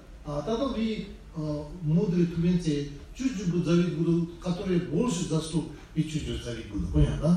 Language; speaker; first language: Russian; non-native, fluent; Tibetan